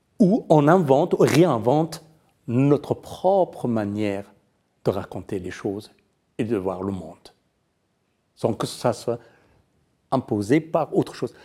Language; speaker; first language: French; non-native, fluent; Persian